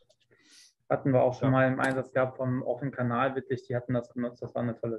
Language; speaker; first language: German; native; German